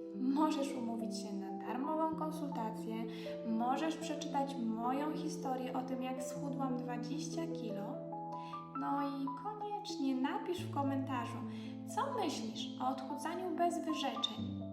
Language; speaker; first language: Polish; native; Polish